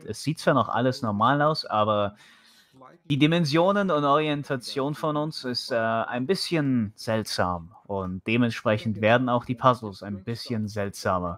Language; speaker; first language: German; native; German